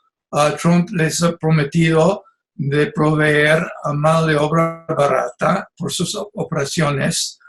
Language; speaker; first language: Spanish; non-native, fluent; English